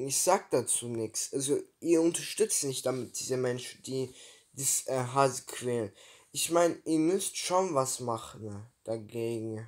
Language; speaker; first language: German; early bilingual, other home language; Turkish